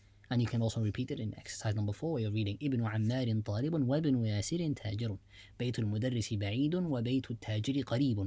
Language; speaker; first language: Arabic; non-native, fluent; English